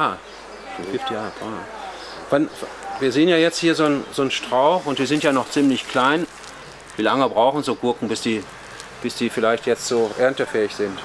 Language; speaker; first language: German; native; German